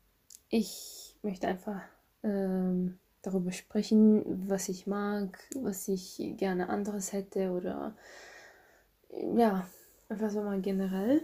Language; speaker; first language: German; non-native, fluent; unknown